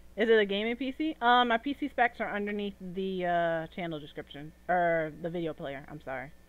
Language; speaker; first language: English; native; English